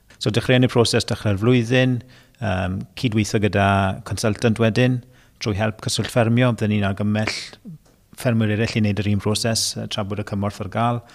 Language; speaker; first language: Welsh; native; Welsh